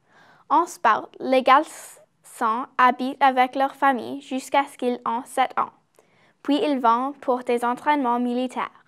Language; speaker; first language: French; non-native, learner; English